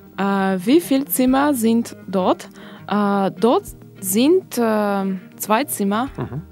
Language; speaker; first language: German; non-native, learner; Russian